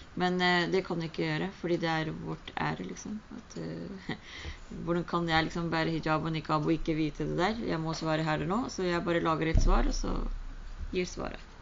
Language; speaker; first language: Norwegian; early bilingual, other home language; Urdu